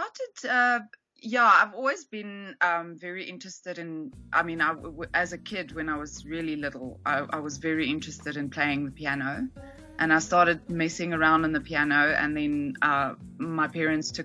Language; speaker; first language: English; native; English